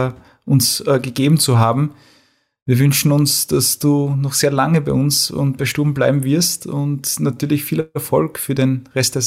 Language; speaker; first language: German; native; German